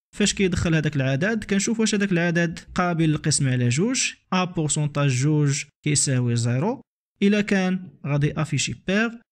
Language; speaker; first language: Arabic; native; Arabic